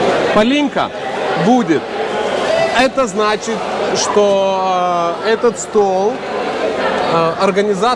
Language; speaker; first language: Russian; non-native, local second language; Lithuanian